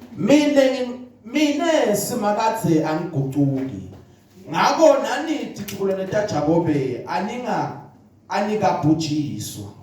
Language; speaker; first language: Zulu; non-native, local second language; Swati